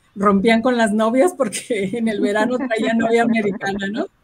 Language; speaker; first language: Spanish; native; Spanish